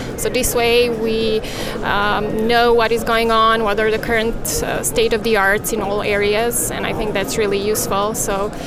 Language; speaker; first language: English; non-native, fluent; Serbian